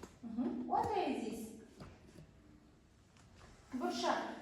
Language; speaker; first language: English; non-native, learner; Kazakh